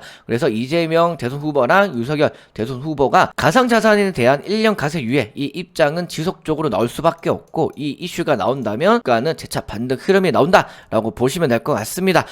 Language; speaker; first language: Korean; native; Korean